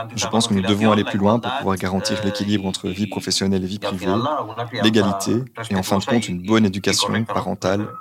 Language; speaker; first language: French; non-native, fluent; Spanish